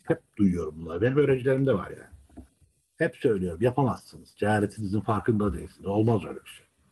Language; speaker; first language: Turkish; native; Turkish